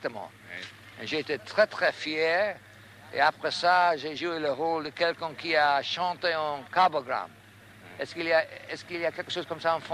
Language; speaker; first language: French; non-native, fluent; English